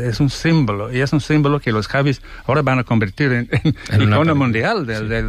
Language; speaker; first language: Spanish; non-native, fluent; English